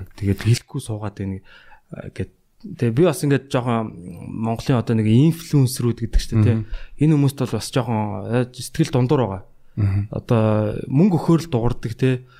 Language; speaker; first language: Mongolian; native; Mongolian